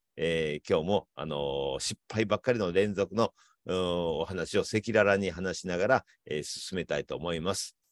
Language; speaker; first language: Japanese; native; Japanese